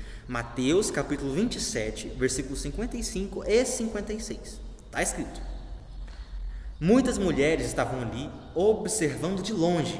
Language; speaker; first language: Portuguese; native; Portuguese